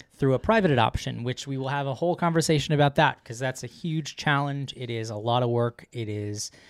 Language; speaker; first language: English; native; English